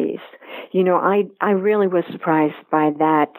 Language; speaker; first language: English; native; English